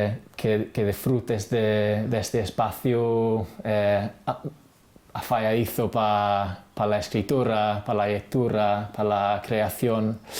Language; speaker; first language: Spanish; non-native, fluent; English